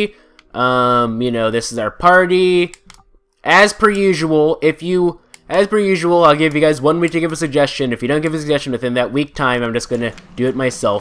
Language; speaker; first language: English; native; English